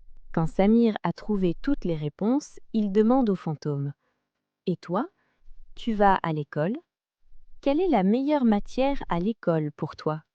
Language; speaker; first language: French; non-native, local second language; Arabic